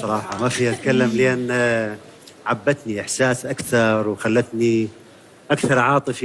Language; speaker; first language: Arabic; native; Arabic